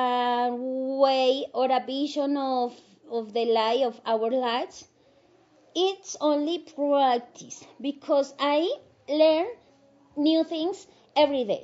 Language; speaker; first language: English; non-native, fluent; Spanish